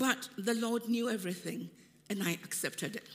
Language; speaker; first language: English; non-native, local second language; Akan